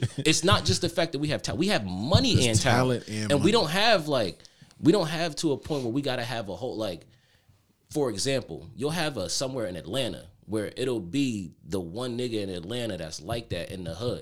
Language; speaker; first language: English; native; English